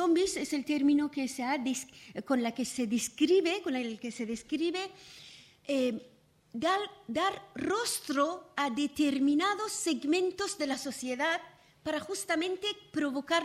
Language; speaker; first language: Spanish; non-native, fluent; Persian